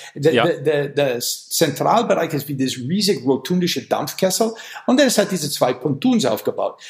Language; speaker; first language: German; non-native, fluent; English